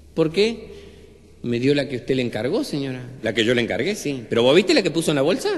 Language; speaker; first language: Spanish; native; Spanish